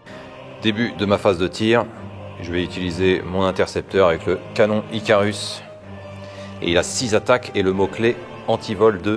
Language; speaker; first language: French; native; French